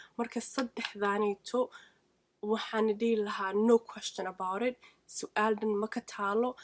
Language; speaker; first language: Somali; early bilingual, heritage; Somali